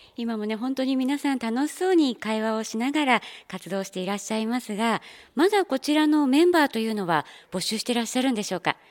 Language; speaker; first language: Japanese; native; Japanese